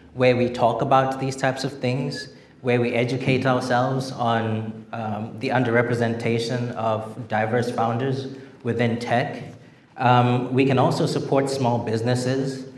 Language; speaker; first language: English; non-native, local second language; Shona